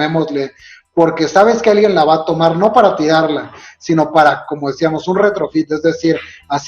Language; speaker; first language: Spanish; native; Spanish